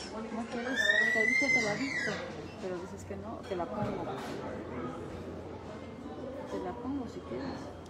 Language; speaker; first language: Spanish; native; Spanish